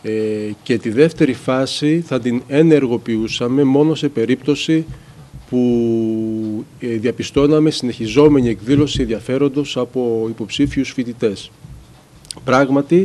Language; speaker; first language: Greek; native; Greek